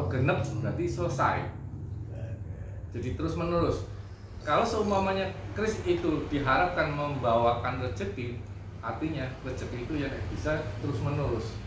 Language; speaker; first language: Indonesian; native; Indonesian